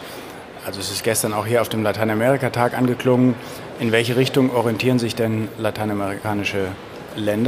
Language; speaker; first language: German; native; German